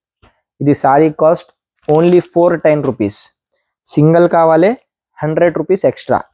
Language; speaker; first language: Telugu; non-native, local second language; Urdu